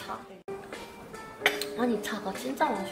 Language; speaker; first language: Korean; non-native, learner; Malay